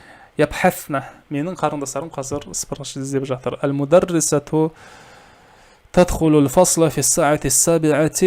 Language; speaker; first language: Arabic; non-native, fluent; Kazakh